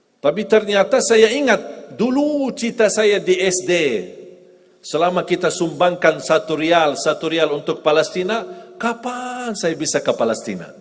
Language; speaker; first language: Indonesian; non-native, fluent; Arabic